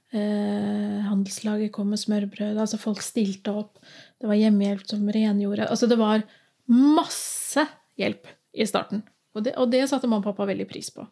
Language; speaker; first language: Norwegian; native; Norwegian